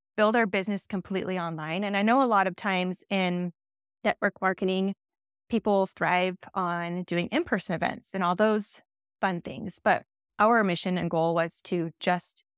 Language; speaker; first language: English; native; English